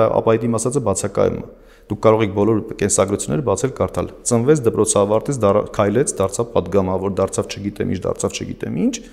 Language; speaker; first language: Armenian; native; Armenian